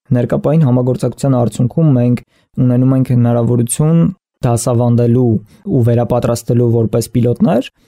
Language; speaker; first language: Armenian; native; Armenian